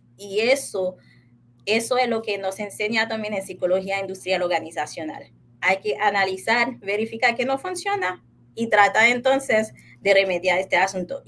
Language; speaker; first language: Spanish; non-native, fluent; Haitian Creole